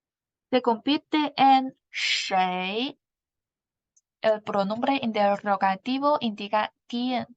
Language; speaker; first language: Spanish; non-native, fluent; Chinese